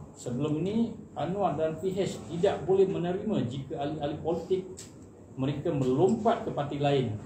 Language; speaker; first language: Malay; non-native, local second language; Chinese